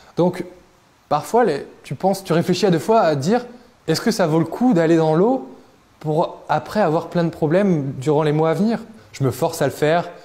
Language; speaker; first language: French; native; French